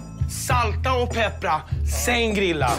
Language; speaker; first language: Swedish; native; Swedish